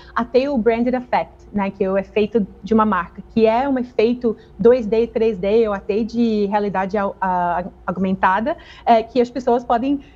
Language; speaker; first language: Portuguese; non-native, fluent; English